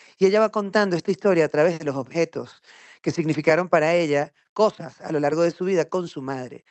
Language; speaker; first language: Spanish; native; Spanish